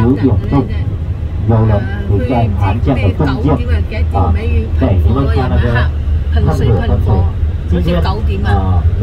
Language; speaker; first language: Chinese; non-native, fluent; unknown